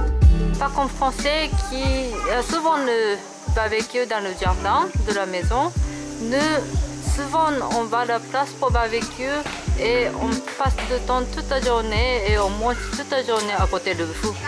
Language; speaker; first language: French; non-native, learner; Japanese